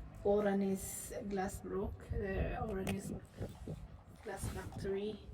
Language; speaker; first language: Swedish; non-native, learner; Cebuano